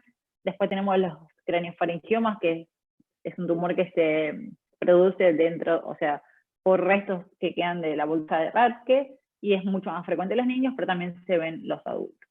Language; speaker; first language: Spanish; native; Spanish